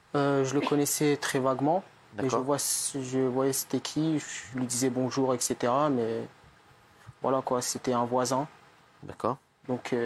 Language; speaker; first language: French; native; French